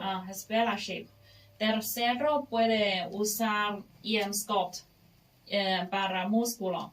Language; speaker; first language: Spanish; non-native, learner; Chinese